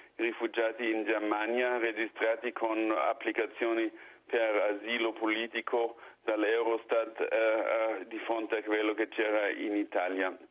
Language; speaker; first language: Italian; non-native, fluent; German